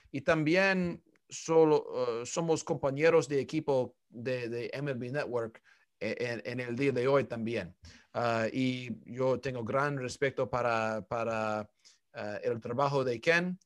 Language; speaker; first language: Spanish; non-native, fluent; English